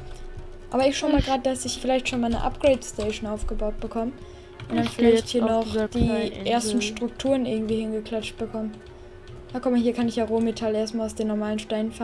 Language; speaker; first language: German; native; German